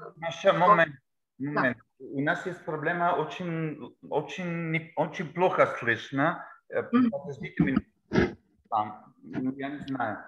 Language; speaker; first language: Russian; non-native, learner; Bulgarian